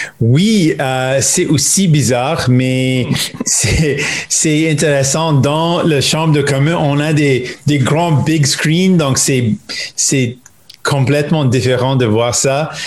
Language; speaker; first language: French; non-native, local second language; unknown